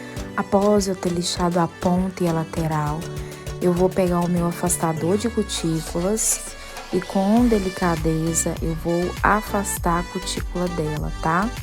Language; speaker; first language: Portuguese; native; Portuguese